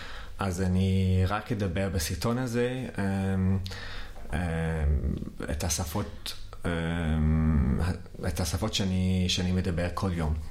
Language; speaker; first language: Hebrew; non-native, learner; English